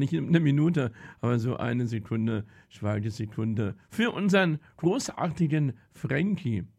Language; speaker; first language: German; native; German